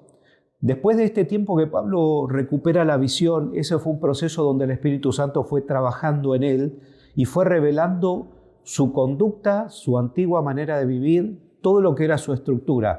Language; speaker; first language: Spanish; native; Spanish